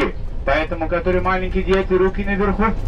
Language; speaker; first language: Russian; non-native, fluent; Arabic